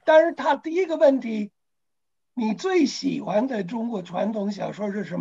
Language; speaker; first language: Chinese; non-native, fluent; English